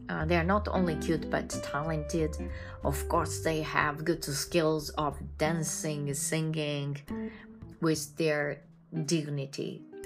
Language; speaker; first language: English; non-native, fluent; Japanese